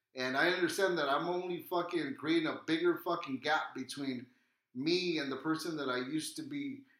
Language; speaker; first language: English; native; English